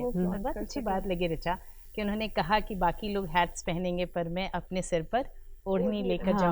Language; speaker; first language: Hindi; native; Hindi